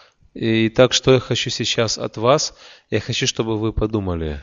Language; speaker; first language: Russian; native; Russian